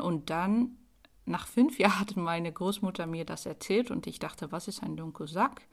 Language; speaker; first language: German; non-native, fluent; Dutch